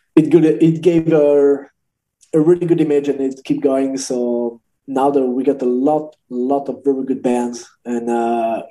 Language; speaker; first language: English; non-native, learner; French